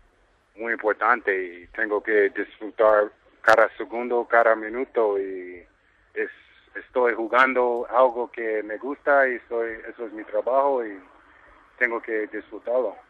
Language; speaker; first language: Spanish; non-native, fluent; English